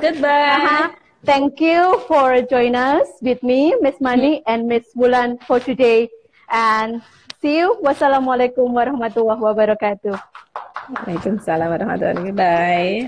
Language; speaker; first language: English; non-native, fluent; Indonesian